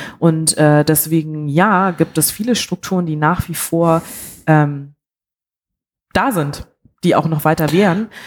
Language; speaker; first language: German; early bilingual, other home language; Bambara